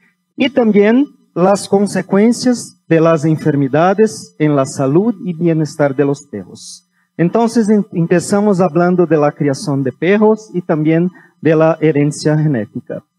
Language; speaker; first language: Spanish; non-native, fluent; Portuguese